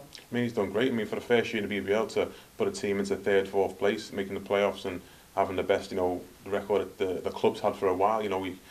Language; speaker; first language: English; native; English